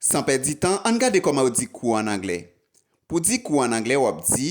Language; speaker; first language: Haitian Creole; native; Haitian Creole